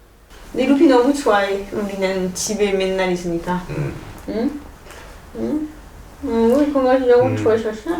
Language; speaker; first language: Korean; non-native, fluent; French